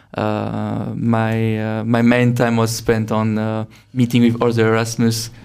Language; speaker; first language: English; non-native, fluent; French